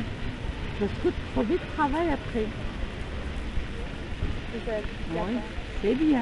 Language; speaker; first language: French; non-native, learner; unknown